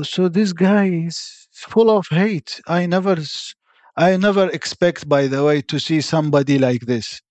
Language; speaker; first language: English; non-native, fluent; Arabic